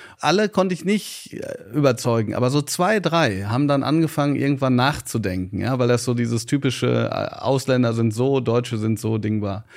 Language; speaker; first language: German; native; German